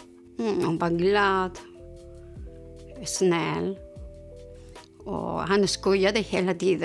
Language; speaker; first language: Swedish; non-native, learner; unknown